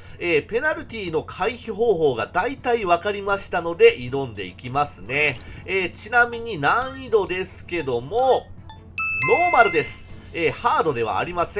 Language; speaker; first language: Japanese; native; Japanese